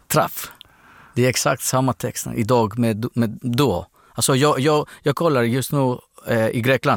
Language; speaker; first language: Swedish; non-native, fluent; Greek